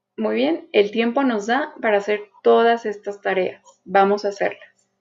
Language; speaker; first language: Spanish; native; Spanish